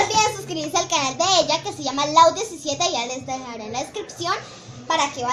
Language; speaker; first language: Spanish; native; Spanish